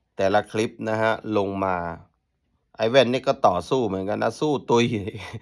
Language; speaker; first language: Thai; native; Thai